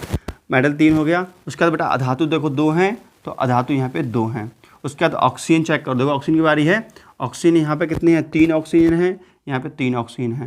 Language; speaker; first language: Hindi; native; Hindi